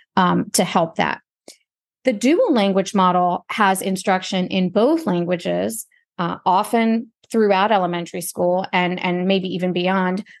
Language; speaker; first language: English; native; English